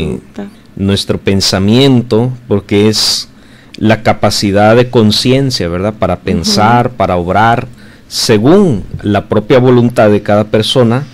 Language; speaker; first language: Spanish; native; Spanish